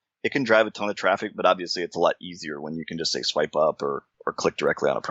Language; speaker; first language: English; native; English